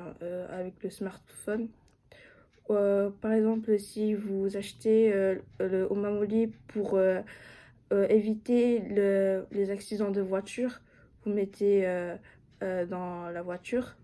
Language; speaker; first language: French; non-native, fluent; Japanese